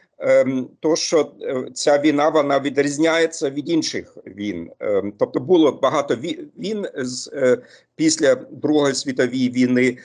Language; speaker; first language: Ukrainian; non-native, fluent; German